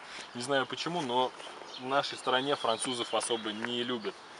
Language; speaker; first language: Russian; native; Russian